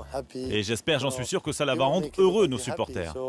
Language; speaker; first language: French; native; French